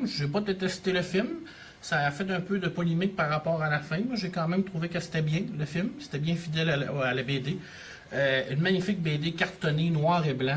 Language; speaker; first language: French; native; French